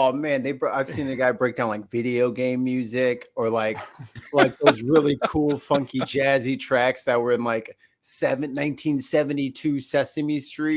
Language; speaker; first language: English; native; English